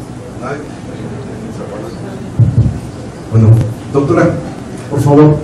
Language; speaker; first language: Spanish; native; Spanish